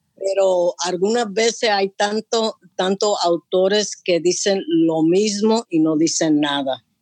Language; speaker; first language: Spanish; early bilingual, heritage; Spanish